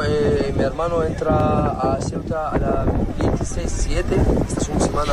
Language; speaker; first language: Spanish; non-native, learner; Arabic